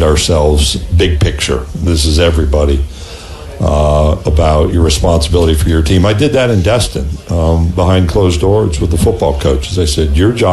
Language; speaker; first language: English; native; English